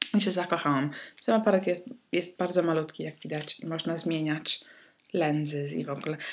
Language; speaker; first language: Polish; early bilingual, heritage; Polish